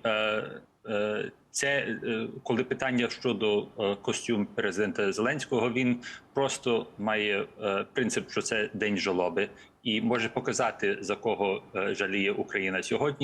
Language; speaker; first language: Ukrainian; early bilingual, heritage; English